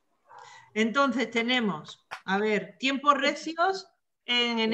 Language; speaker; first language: Spanish; native; Spanish